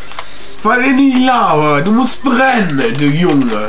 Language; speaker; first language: German; native; German